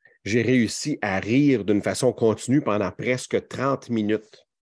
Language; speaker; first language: French; native; French